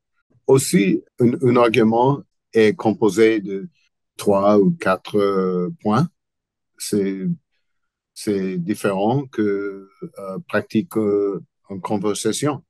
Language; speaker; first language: French; non-native, learner; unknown